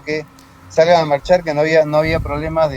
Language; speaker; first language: Spanish; native; Spanish